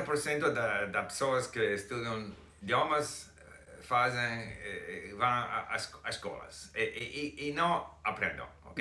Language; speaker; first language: Portuguese; non-native, fluent; English